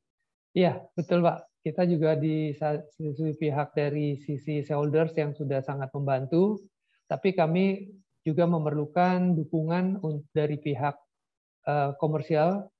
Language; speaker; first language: Indonesian; native; Indonesian